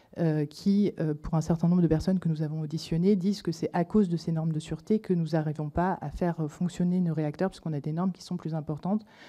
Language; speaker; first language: French; native; French